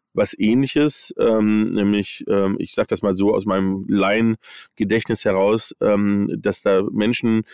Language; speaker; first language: German; early bilingual, other home language; English